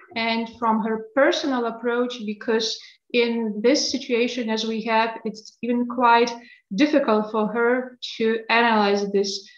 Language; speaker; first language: English; non-native, fluent; Lithuanian